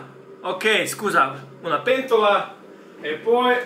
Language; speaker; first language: Italian; non-native, learner; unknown